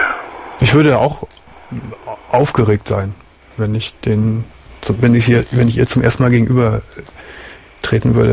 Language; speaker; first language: German; native; German